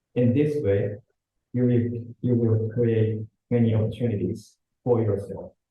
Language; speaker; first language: English; non-native, learner; Japanese